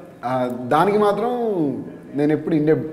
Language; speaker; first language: Telugu; native; Telugu